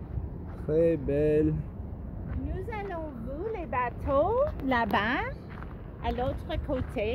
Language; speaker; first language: French; non-native, fluent; English